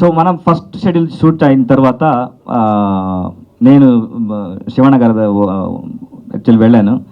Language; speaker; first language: Telugu; non-native, learner; Kannada